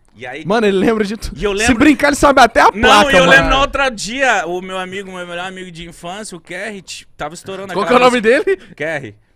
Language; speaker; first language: Portuguese; native; Portuguese